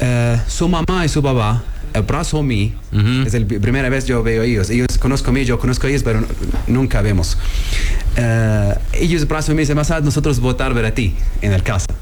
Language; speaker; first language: Spanish; non-native, learner; Arabic